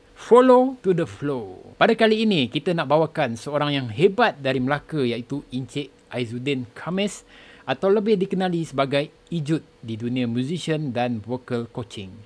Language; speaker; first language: Malay; native; Malay